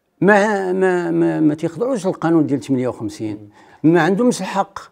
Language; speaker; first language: Arabic; native; Arabic